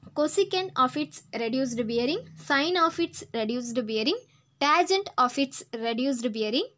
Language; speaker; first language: English; non-native, local second language; Tamil